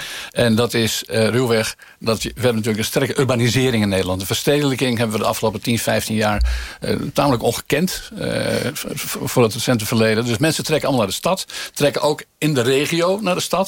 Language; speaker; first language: Dutch; native; Dutch